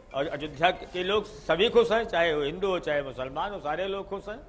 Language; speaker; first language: Hindi; native; Hindi